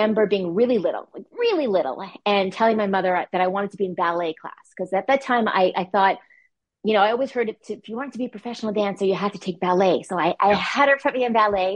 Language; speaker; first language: English; native; English